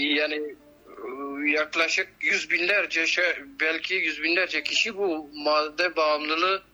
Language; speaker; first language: Turkish; non-native, fluent; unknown